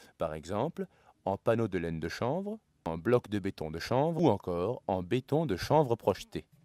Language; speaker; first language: French; native; French